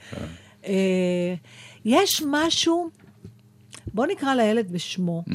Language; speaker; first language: Hebrew; native; Hebrew